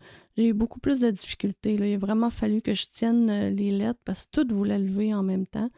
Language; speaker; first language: French; native; French